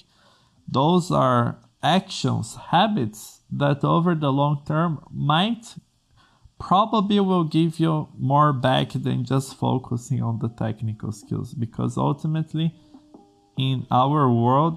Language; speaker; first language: English; non-native, fluent; Portuguese